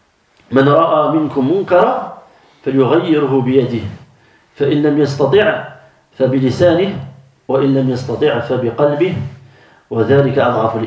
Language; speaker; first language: Arabic; non-native, fluent; French